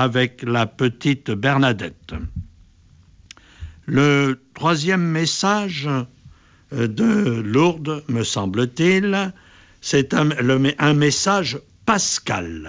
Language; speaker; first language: French; native; French